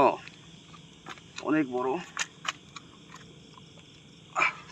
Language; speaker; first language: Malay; non-native, learner; Bangla